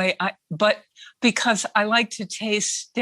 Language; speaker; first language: English; native; English